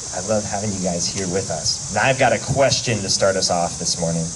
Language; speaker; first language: English; native; English